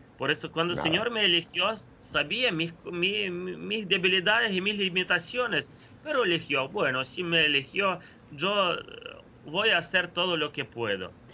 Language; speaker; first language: Spanish; non-native, fluent; Ukrainian